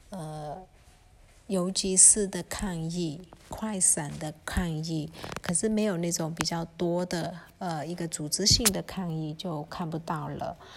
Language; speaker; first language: Chinese; early bilingual, heritage; Chinese